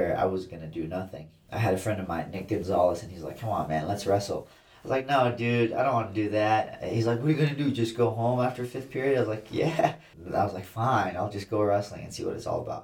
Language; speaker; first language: English; early bilingual, other home language; Assyrian Neo-Aramaic